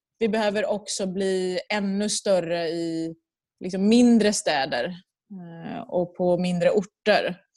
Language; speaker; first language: Swedish; early bilingual, other home language; Persian